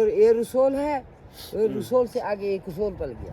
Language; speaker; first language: Hindi; non-native, local second language; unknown